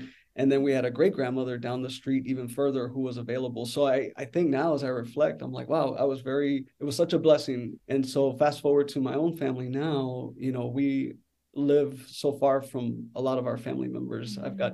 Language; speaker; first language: English; native; English